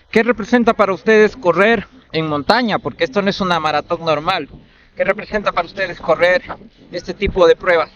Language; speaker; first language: Spanish; native; Spanish